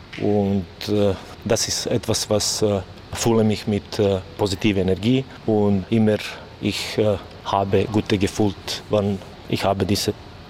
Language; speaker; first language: German; non-native, learner; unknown